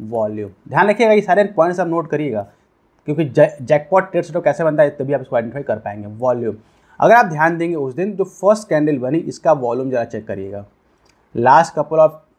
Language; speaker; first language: Hindi; native; Hindi